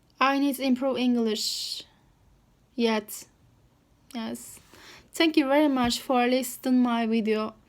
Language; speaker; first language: English; non-native, learner; Turkish